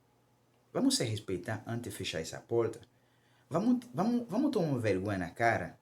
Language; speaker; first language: Portuguese; non-native, local second language; Haitian Creole